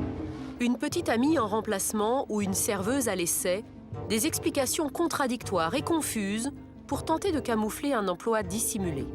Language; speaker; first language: French; native; French